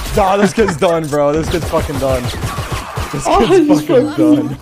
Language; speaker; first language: English; early bilingual, heritage; Turkish